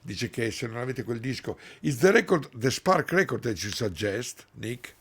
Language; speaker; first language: English; non-native, learner; Italian